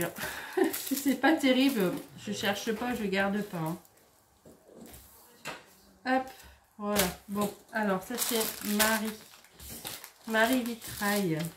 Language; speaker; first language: French; native; French